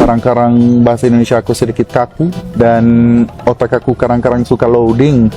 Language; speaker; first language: Indonesian; non-native, learner; Swedish